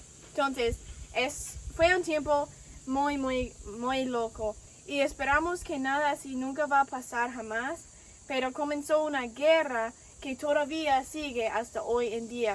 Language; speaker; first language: Spanish; non-native, fluent; English